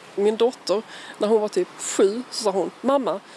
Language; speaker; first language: Swedish; native; Swedish